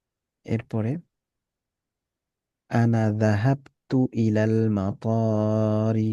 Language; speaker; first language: Arabic; non-native, fluent; Bangla